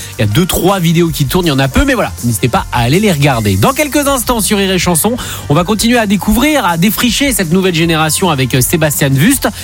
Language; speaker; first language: French; native; French